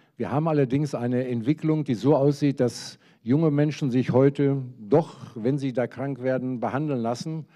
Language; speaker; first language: German; native; German